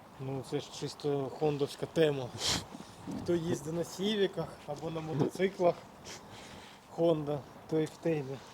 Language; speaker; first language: Ukrainian; native; Ukrainian